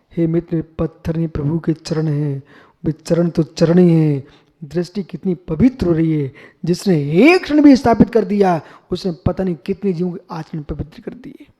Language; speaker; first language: Hindi; native; Hindi